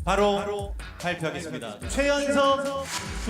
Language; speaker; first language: Korean; native; Korean